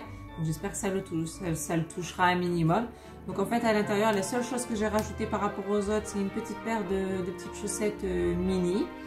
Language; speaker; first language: French; native; French